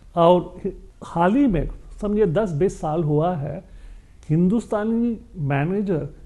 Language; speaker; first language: Hindi; non-native, local second language; Bangla